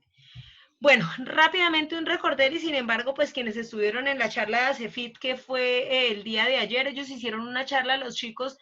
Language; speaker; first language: Spanish; native; Spanish